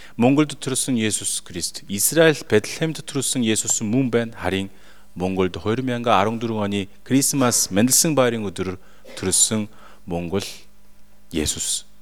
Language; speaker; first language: Mongolian; non-native, fluent; Korean